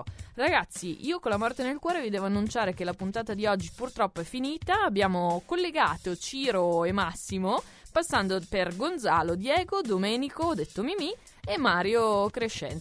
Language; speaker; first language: Italian; native; Italian